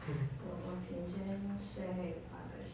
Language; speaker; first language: Chinese; non-native, learner; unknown